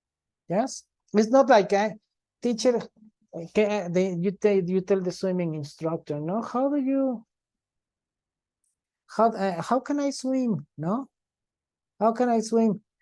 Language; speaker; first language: English; non-native, fluent; Spanish